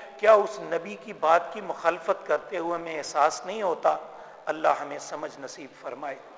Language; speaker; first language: Urdu; native; Urdu